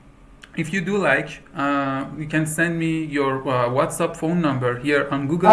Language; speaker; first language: English; non-native, fluent; Persian